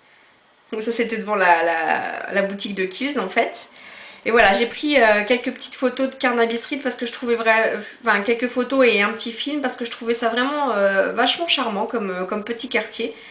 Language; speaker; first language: French; native; French